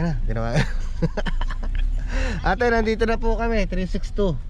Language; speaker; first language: Filipino; native; Filipino